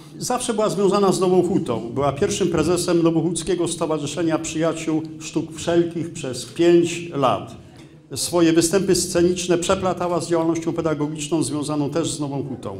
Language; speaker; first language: Polish; native; Polish